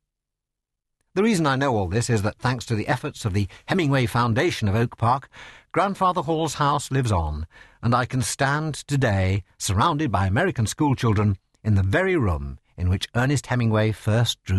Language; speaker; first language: English; native; English